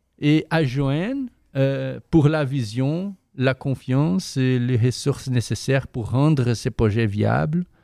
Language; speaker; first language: French; non-native, fluent; Portuguese